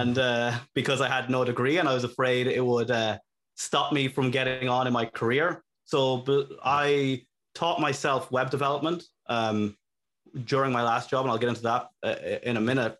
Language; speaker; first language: English; native; English